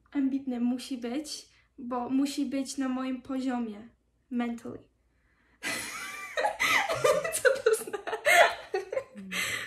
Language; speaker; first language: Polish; early bilingual, heritage; Polish